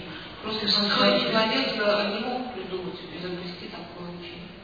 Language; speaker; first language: Russian; native; Russian